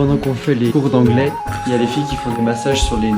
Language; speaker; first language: French; native; French